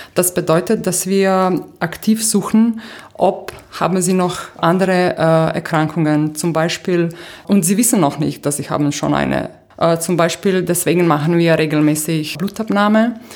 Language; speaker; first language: German; non-native, fluent; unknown